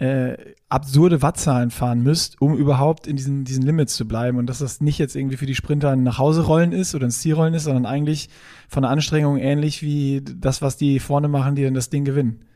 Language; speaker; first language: German; native; German